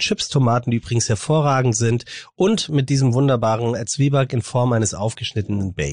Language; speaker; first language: German; native; German